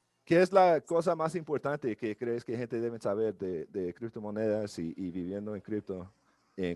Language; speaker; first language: Spanish; non-native, learner; English